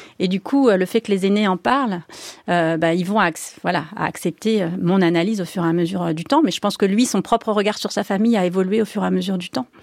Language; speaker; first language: French; native; French